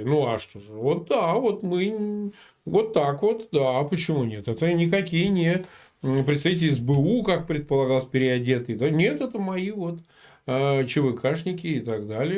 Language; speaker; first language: Russian; native; Russian